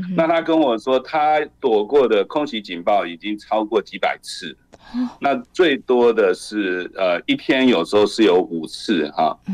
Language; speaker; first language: Chinese; native; Chinese